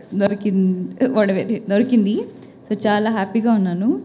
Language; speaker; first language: Telugu; non-native, learner; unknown